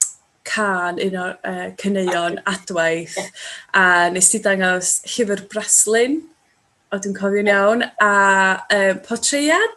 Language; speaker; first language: Welsh; native; Welsh